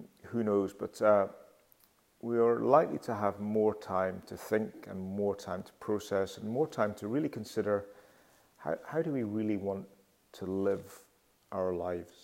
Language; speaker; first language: English; native; English